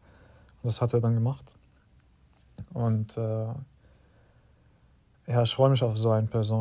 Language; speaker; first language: German; non-native, fluent; Arabic